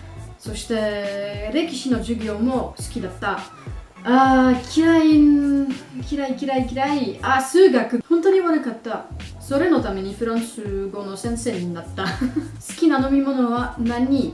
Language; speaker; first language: Japanese; non-native, learner; French